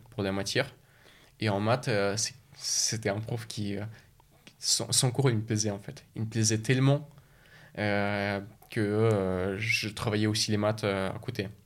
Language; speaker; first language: French; early bilingual, other home language; Russian